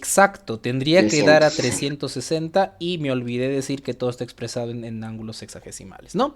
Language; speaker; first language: Spanish; native; Spanish